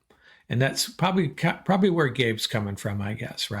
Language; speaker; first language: English; native; English